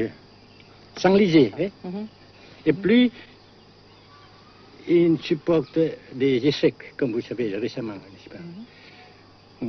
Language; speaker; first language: French; non-native, local second language; Vietnamese